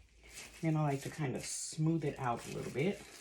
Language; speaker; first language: English; native; English